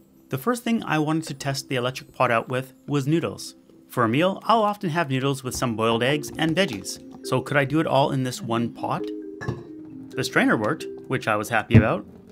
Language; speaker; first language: English; native; English